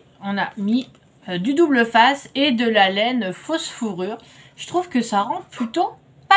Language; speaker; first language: French; native; French